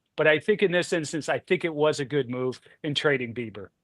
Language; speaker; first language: English; native; English